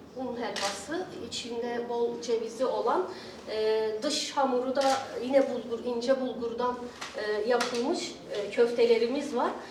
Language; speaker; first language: Turkish; native; Turkish